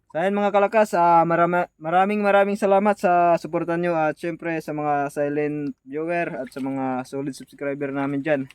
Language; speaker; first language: Filipino; non-native, local second language; Waray